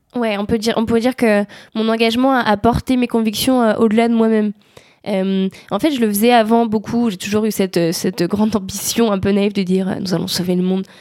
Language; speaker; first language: French; native; French